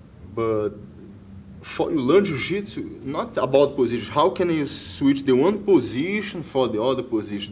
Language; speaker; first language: English; non-native, learner; Portuguese